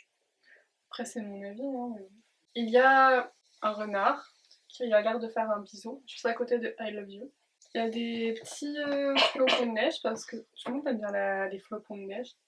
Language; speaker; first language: French; native; French